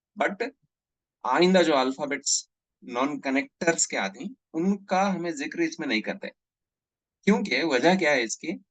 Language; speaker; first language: Hindi; non-native, local second language; Urdu